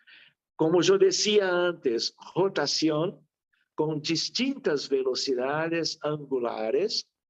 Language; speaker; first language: Spanish; non-native, fluent; Portuguese